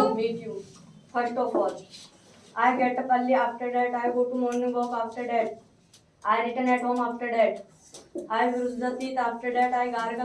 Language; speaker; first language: English; non-native, learner; Hindi